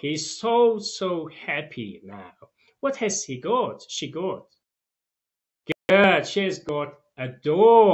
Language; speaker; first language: English; non-native, fluent; Tajik